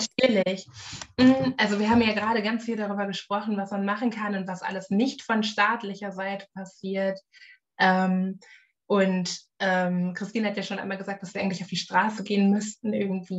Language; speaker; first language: German; native; German